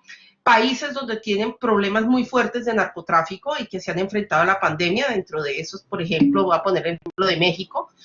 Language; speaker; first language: Spanish; native; Spanish